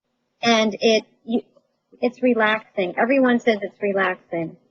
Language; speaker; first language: English; native; English